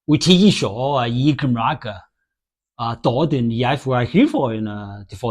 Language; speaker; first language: Welsh; non-native, learner; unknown